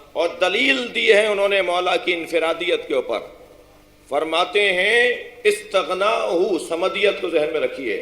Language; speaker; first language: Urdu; non-native, local second language; Sindhi